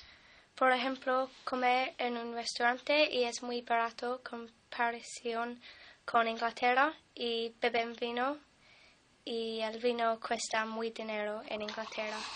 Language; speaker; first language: Spanish; non-native, learner; English